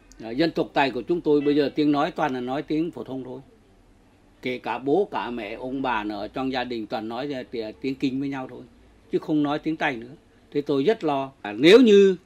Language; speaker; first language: Vietnamese; non-native, local second language; Tày